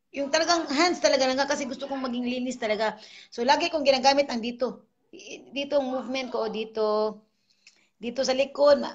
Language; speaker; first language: Filipino; non-native, local second language; Cebuano